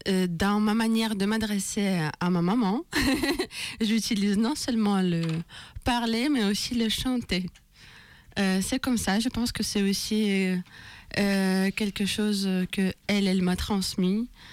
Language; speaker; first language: French; non-native, fluent; Russian